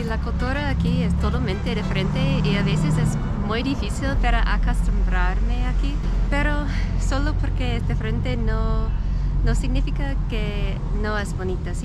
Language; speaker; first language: Spanish; non-native, learner; English